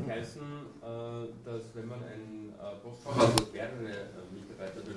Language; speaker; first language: German; native; German